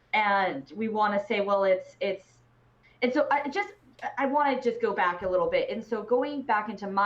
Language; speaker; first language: English; native; English